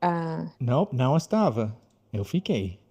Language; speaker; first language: Portuguese; non-native, fluent; English